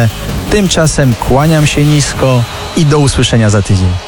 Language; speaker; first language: Polish; native; Polish